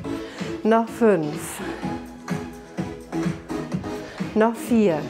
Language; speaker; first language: German; native; German